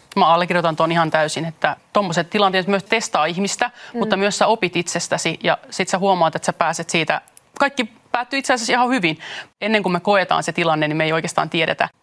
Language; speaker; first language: Finnish; early bilingual, other home language; Kurdish